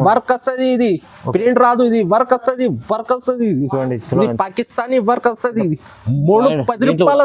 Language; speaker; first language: Telugu; non-native, local second language; Urdu